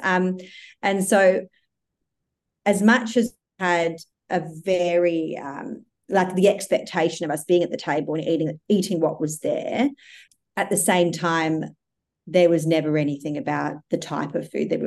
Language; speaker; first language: English; native; English